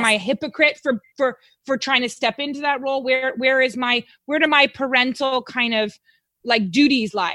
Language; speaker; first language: English; native; English